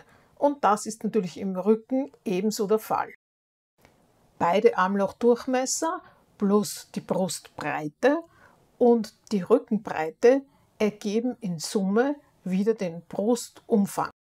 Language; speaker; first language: German; native; German